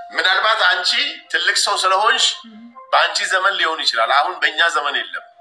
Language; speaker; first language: Amharic; native; Amharic